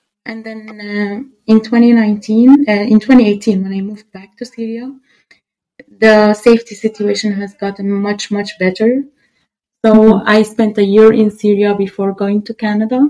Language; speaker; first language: English; non-native, fluent; Arabic